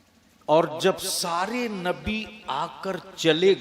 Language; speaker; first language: Hindi; native; Hindi